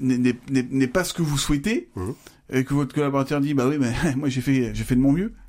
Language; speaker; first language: French; native; French